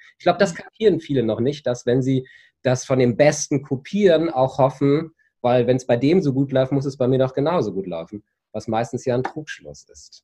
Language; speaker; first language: German; native; German